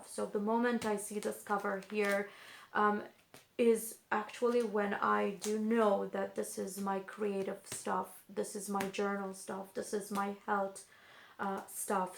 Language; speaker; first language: English; non-native, fluent; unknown